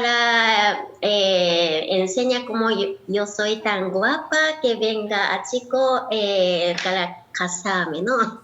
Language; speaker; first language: Spanish; non-native, learner; Japanese